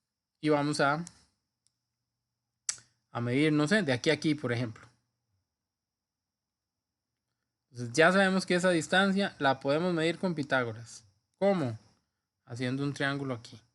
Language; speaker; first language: Spanish; native; Spanish